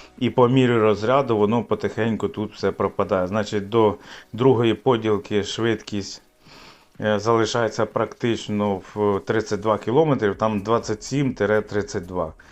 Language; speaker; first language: Ukrainian; native; Ukrainian